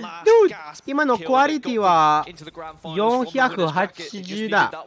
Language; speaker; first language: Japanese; non-native, learner; Filipino